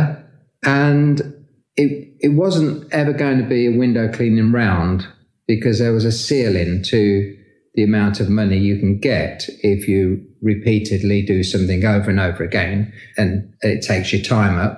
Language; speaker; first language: English; native; English